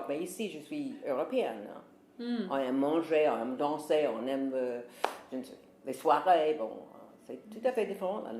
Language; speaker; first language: French; non-native, fluent; English